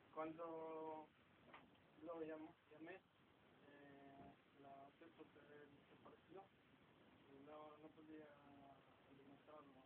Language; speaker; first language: Spanish; non-native, learner; Hebrew